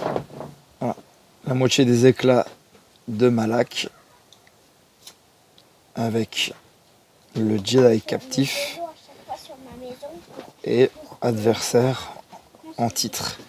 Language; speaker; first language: French; native; French